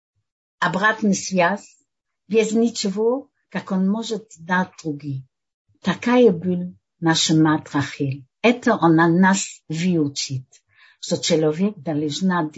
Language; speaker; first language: Russian; early bilingual, heritage; Russian